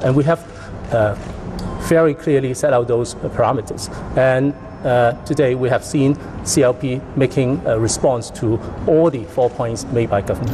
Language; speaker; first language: English; non-native, local second language; Cantonese